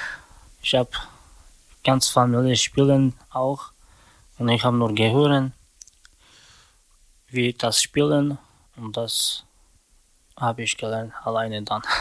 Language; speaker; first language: German; non-native, learner; Romany